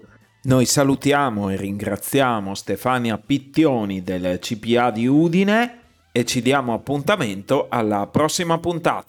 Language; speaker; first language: Italian; native; Italian